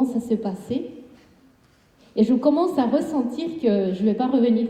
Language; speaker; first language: French; non-native, fluent; Spanish